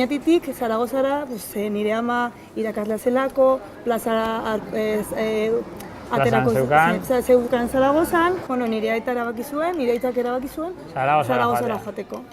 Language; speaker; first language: Basque; non-native, learner; Spanish